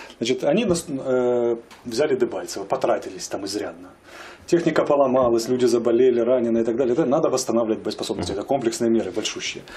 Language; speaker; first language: Russian; native; Russian